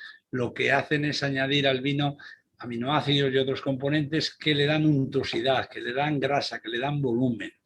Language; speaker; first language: Spanish; native; Spanish